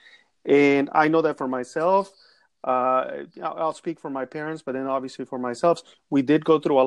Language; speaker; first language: English; non-native, fluent; Spanish